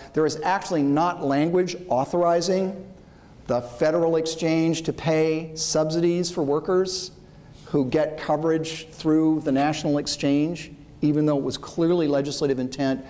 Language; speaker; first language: English; native; English